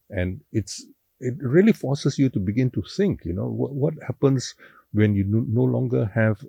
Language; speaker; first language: English; non-native, local second language; Tamil